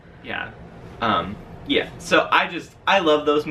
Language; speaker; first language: English; native; English